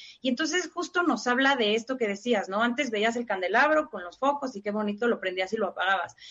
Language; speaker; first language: Spanish; native; Spanish